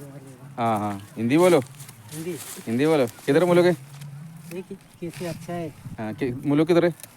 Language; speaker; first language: Hindi; non-native, local second language; Malayalam